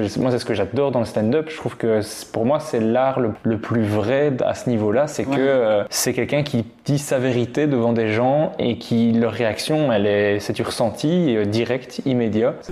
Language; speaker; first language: French; native; French